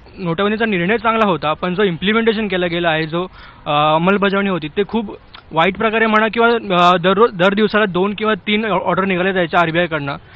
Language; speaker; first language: Marathi; native; Marathi